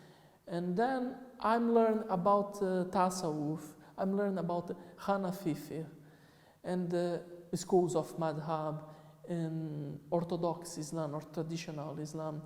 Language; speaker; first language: English; non-native, fluent; Portuguese